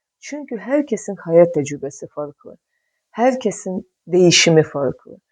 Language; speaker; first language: Turkish; non-native, fluent; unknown